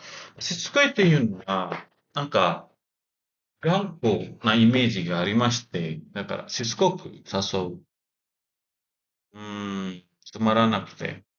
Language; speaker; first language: Japanese; non-native, learner; Indonesian